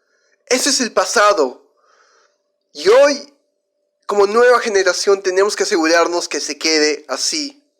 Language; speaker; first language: Spanish; native; Spanish